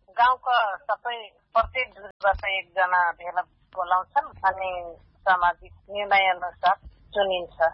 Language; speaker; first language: Nepali; non-native, local second language; Dangaura Tharu